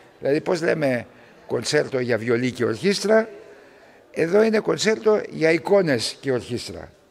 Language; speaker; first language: Greek; early bilingual, heritage; Greek